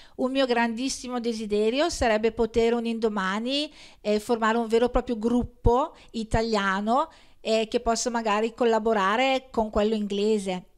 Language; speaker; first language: Italian; native; Italian